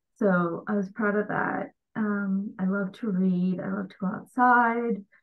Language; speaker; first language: English; early bilingual, other home language; Bangla